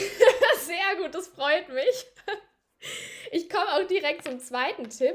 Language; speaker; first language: German; native; German